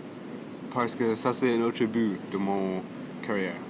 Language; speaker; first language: French; non-native, local second language; English